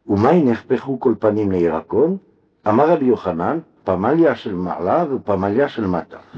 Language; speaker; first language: Hebrew; non-native, fluent; French